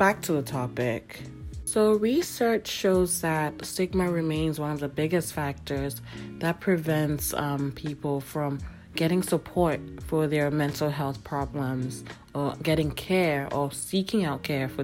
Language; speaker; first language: English; non-native, local second language; Akan